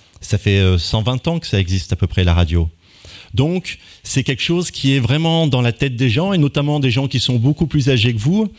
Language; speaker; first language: French; native; French